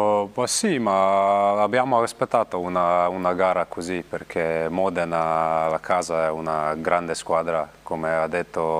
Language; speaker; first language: Italian; non-native, learner; Slovenian